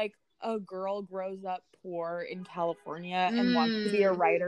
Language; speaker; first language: English; native; English